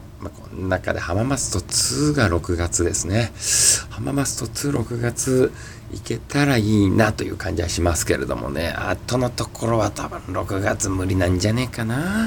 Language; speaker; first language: Japanese; native; Japanese